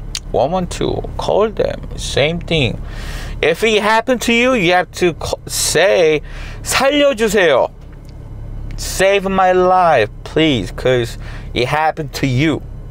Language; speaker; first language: English; non-native, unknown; Korean